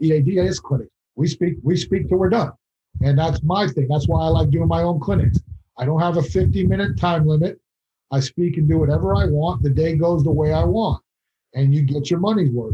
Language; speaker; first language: English; native; English